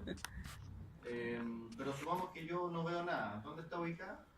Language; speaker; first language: Spanish; native; Spanish